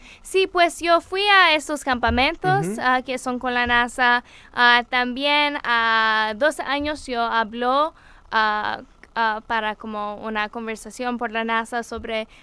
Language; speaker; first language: Spanish; non-native, learner; English